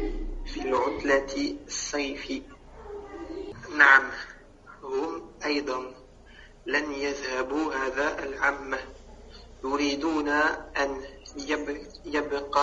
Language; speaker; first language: Arabic; non-native, learner; French